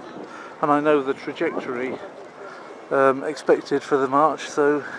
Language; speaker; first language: English; native; English